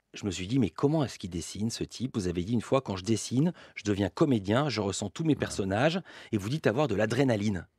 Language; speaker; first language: French; native; French